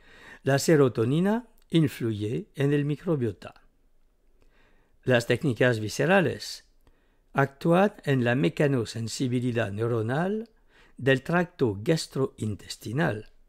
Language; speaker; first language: Spanish; native; Spanish